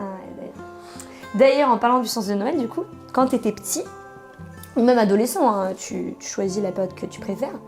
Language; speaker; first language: French; native; French